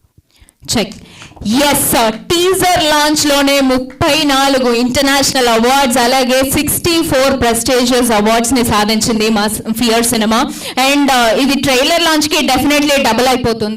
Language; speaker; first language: Telugu; native; Telugu